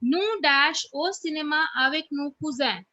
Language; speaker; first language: French; non-native, fluent; Hindi